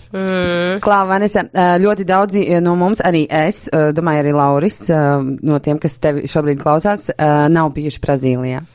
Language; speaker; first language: Latvian; native; Latvian